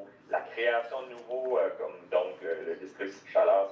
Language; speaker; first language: French; native; French